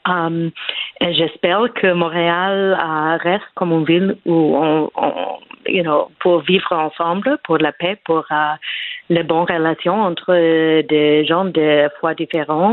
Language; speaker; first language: French; non-native, fluent; English